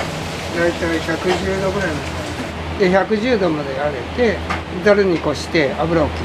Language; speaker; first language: Japanese; native; Japanese